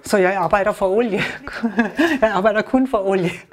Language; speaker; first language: Danish; non-native, learner; German